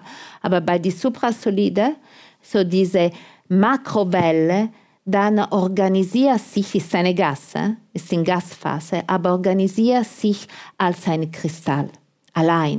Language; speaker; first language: German; non-native, fluent; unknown